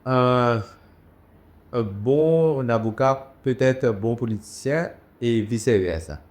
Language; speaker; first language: French; non-native, local second language; Morisyen